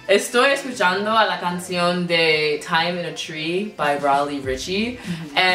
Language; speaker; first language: Spanish; non-native, learner; English